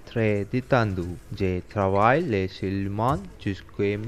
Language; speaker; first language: French; non-native, learner; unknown